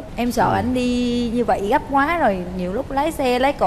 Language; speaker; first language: Vietnamese; native; Vietnamese